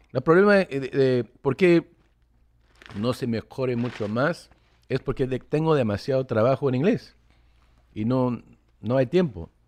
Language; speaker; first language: Spanish; early bilingual, heritage; English